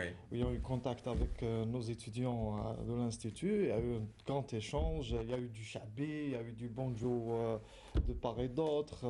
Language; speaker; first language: French; non-native, local second language; Arabic